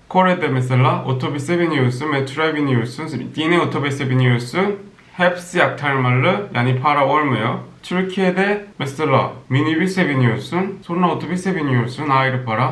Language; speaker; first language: Turkish; non-native, learner; Korean